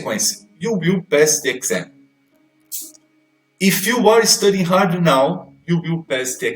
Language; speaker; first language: English; non-native, fluent; Portuguese